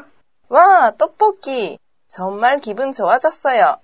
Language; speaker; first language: Korean; non-native, learner; Japanese